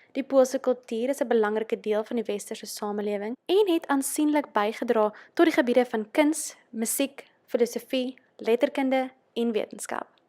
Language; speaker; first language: Afrikaans; native; Afrikaans